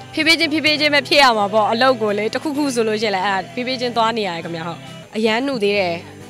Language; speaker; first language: Burmese; native; Burmese